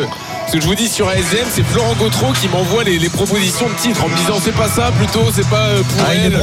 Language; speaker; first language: French; native; French